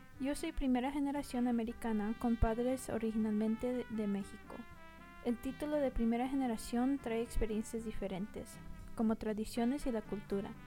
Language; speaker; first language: Spanish; early bilingual, heritage; Spanish